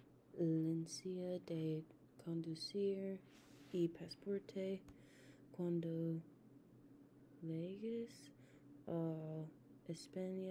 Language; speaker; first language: Spanish; non-native, learner; English